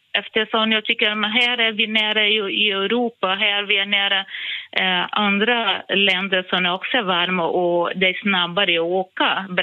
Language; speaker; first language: Swedish; non-native, fluent; Portuguese